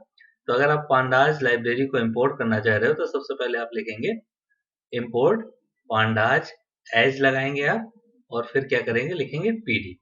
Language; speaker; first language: Hindi; native; Hindi